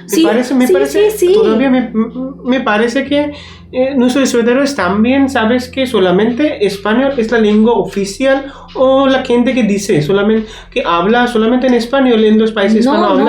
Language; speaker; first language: Spanish; non-native, learner; Bangla